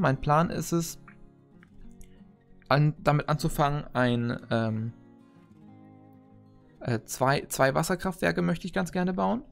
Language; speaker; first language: German; native; German